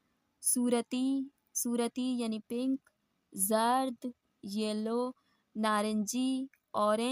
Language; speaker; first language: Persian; non-native, fluent; Urdu